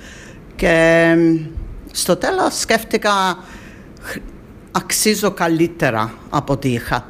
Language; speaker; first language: Greek; early bilingual, heritage; Greek